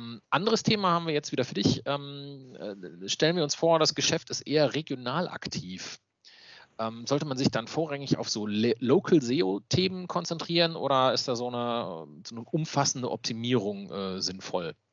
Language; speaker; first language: German; native; German